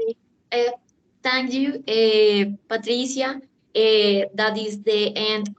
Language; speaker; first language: English; non-native, learner; Spanish